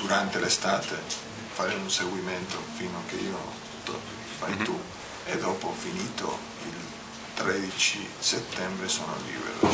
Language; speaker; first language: Italian; non-native, fluent; Spanish